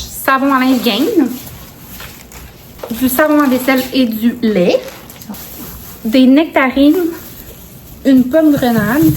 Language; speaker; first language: French; native; French